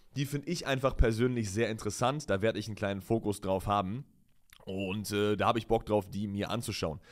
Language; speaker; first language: German; native; German